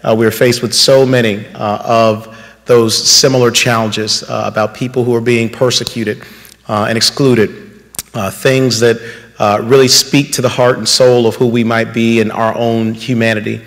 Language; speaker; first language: English; native; English